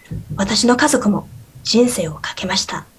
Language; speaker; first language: Japanese; non-native, learner; Korean